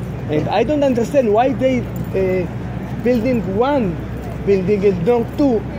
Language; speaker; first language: English; non-native, learner; Hebrew